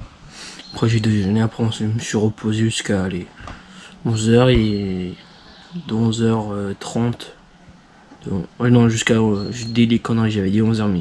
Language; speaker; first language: French; native; French